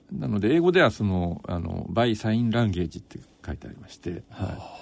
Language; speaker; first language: Japanese; native; Japanese